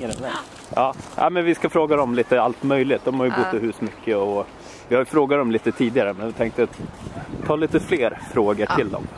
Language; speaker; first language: Swedish; native; Swedish